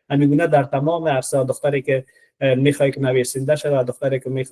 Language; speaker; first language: Persian; native; Persian